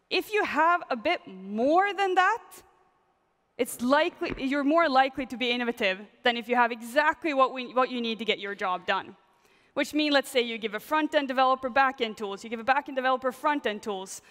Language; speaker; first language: English; non-native, fluent; Swedish